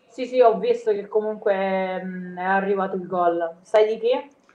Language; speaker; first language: Italian; native; Italian